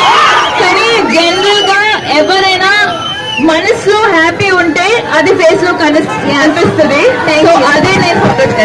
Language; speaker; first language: Telugu; non-native, local second language; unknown